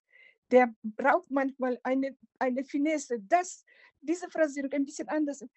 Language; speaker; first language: German; non-native, fluent; Macedonian